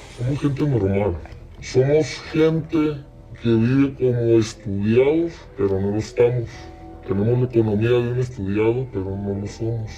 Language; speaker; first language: Spanish; native; Spanish